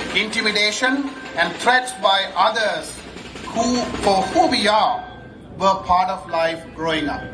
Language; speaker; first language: English; non-native, local second language; Tamil